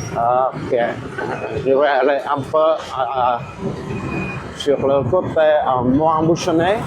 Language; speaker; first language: French; non-native, fluent; Vietnamese